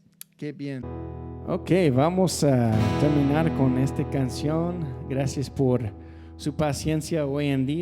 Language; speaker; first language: Spanish; non-native, fluent; English